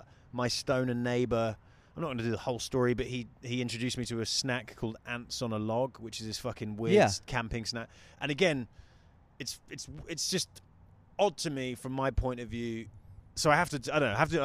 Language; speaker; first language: English; native; English